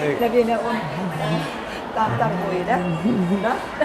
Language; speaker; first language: Russian; non-native, learner; Vietnamese